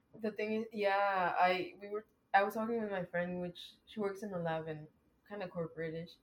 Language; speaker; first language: English; early bilingual, other home language; Spanish